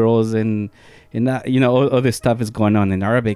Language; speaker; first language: English; non-native, fluent; Spanish